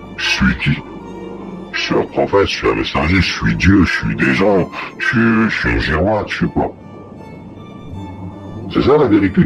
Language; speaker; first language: French; native; French